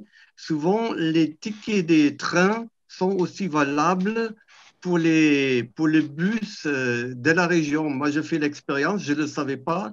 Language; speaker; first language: French; non-native, fluent; German